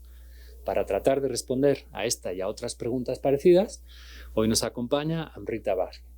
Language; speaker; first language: Spanish; native; Spanish